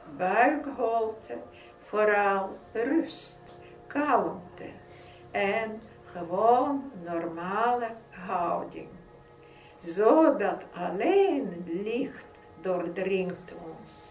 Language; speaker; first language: Dutch; non-native, fluent; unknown